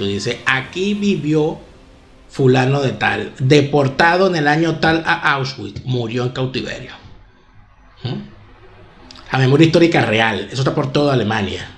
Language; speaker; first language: Spanish; native; Spanish